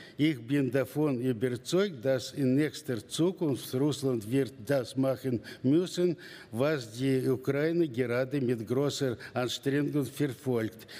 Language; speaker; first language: German; non-native, learner; Russian